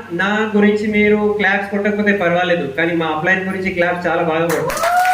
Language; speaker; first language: Telugu; non-native, local second language; Hindi